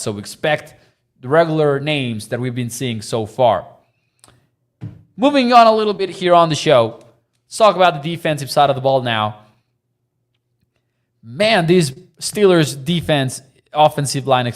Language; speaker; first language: English; native; English